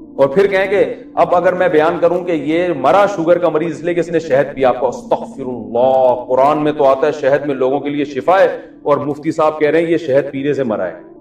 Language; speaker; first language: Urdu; native; Urdu